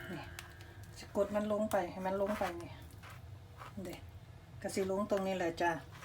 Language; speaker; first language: Thai; native; Thai